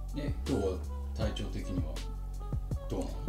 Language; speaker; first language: Japanese; native; Japanese